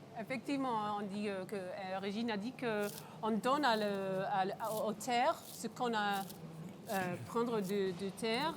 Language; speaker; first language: French; non-native, local second language; English